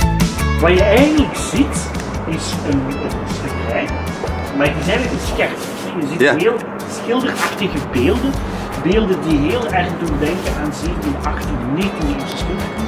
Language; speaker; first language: Dutch; native; Dutch